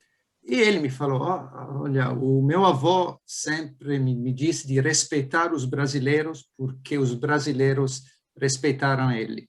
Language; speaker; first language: Portuguese; non-native, fluent; Italian